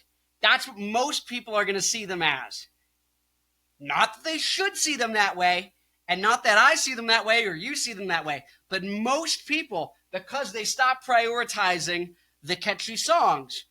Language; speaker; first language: English; native; English